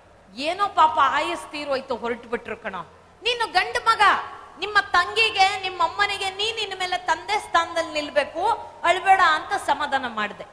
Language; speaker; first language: Kannada; native; Kannada